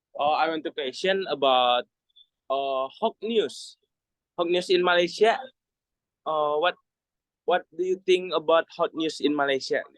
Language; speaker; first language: English; non-native, learner; Indonesian